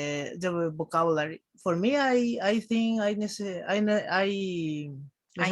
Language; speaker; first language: English; non-native, learner; Spanish